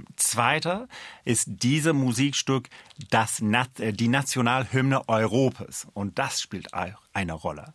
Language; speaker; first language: German; non-native, fluent; English